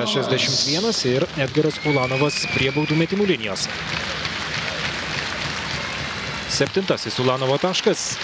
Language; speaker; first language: Lithuanian; native; Lithuanian